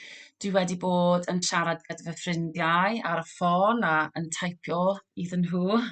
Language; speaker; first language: Welsh; non-native, local second language; English